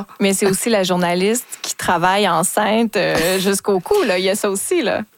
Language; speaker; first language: French; native; French